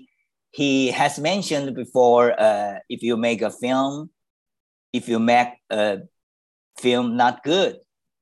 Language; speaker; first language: English; non-native, learner; Chinese